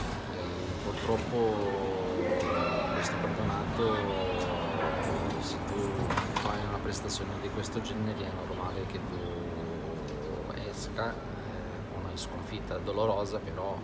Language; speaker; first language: Italian; non-native, fluent; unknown